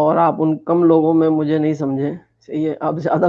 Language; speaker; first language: Hindi; non-native, fluent; Urdu